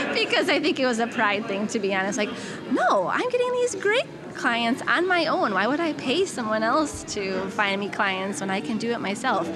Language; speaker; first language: English; native; English